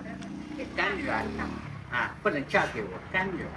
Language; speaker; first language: Chinese; native; Chinese